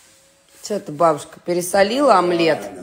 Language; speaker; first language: Russian; native; Russian